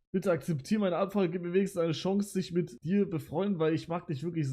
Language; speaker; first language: German; native; German